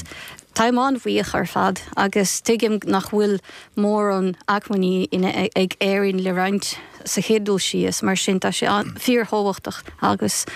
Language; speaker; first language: Irish; non-native, fluent; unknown